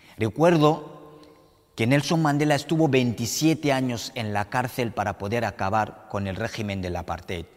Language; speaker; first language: Spanish; non-native, fluent; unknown